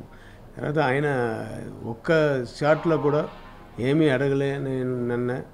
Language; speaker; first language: Telugu; non-native, learner; Tamil